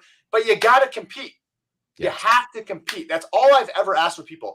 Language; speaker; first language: English; native; English